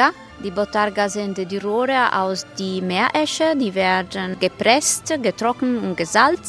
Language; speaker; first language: German; non-native, fluent; Italian